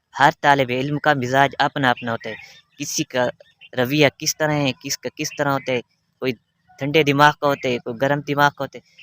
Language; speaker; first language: Urdu; non-native, local second language; Baluchi